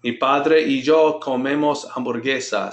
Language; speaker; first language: Spanish; non-native, fluent; English